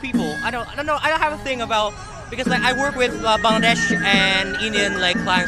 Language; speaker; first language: English; non-native, fluent; Vietnamese